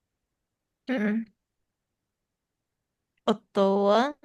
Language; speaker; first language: Japanese; non-native, learner; Indonesian